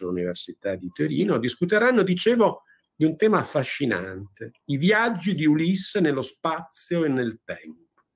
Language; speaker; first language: Italian; native; Italian